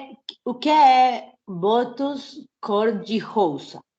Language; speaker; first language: Portuguese; non-native, learner; Spanish